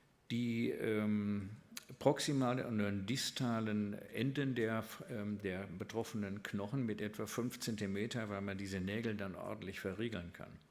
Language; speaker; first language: German; native; German